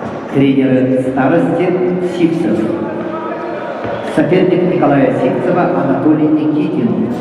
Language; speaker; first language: Russian; native; Russian